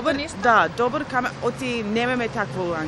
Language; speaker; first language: Macedonian; early bilingual, heritage; Macedonian